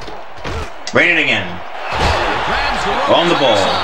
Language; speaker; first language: English; native; English